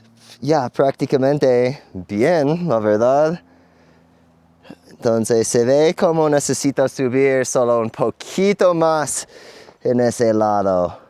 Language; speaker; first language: Spanish; non-native, fluent; English